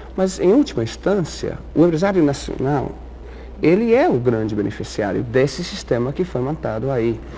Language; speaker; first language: Portuguese; non-native, fluent; English